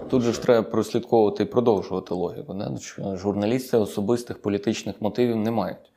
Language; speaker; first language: Ukrainian; native; Ukrainian